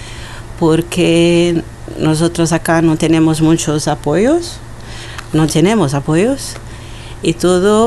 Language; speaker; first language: Spanish; non-native, learner; Portuguese